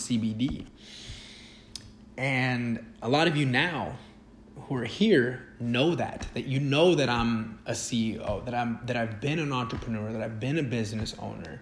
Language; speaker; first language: English; early bilingual, other home language; Spanish